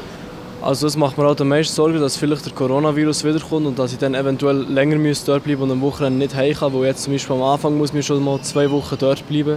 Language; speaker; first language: German; native; German